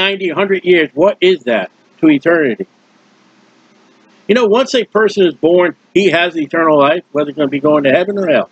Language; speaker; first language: English; native; English